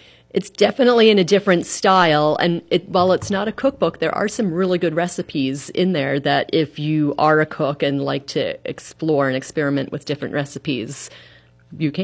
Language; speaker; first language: English; native; English